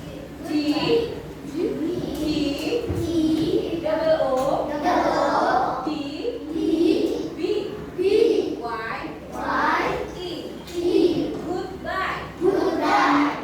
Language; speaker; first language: English; non-native, learner; Indonesian